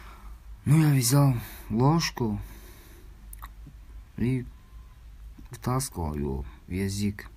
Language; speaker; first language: Russian; non-native, learner; Tajik